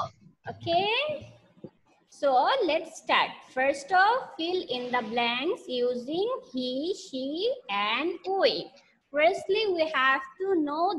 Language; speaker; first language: English; non-native, learner; Bangla